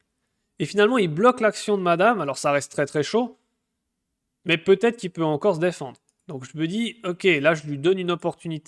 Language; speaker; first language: French; native; French